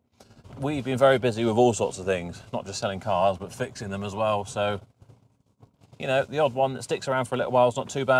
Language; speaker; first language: English; native; English